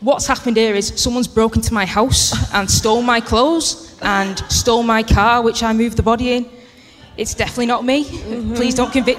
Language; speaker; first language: English; native; English